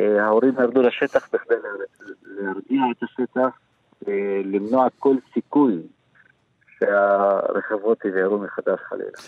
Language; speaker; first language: Hebrew; non-native, local second language; Arabic